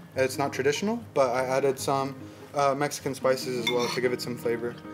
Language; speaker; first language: English; early bilingual, other home language; Arabic